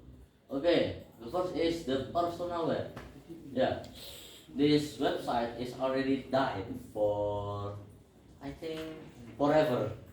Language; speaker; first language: English; non-native, learner; Indonesian